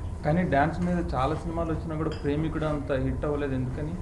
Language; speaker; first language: Telugu; native; Telugu